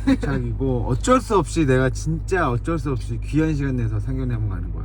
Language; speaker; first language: Korean; native; Korean